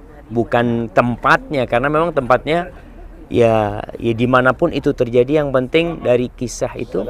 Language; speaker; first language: Indonesian; native; Indonesian